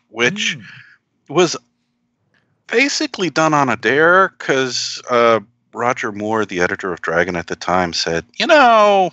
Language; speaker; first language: English; native; English